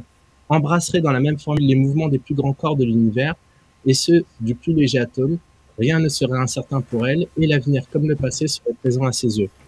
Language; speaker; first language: French; native; French